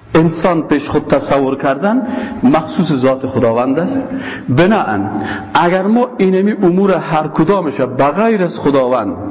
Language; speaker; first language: Persian; native; Persian